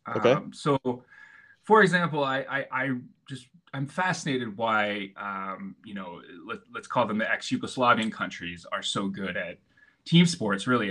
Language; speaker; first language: English; native; English